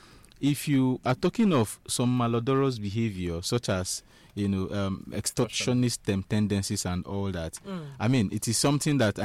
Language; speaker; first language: English; non-native, local second language; Igbo